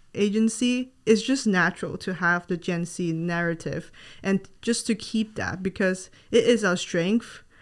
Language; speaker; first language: English; non-native, local second language; Cantonese